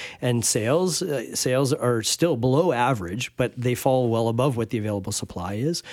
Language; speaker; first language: English; native; English